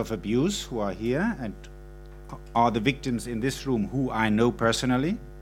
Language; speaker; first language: English; non-native, fluent; German